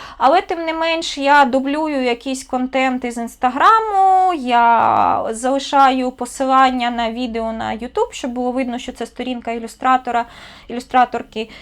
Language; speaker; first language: Ukrainian; non-native, local second language; Russian